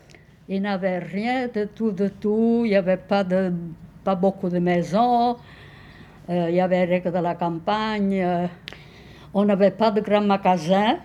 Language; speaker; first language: French; non-native, fluent; Sicilian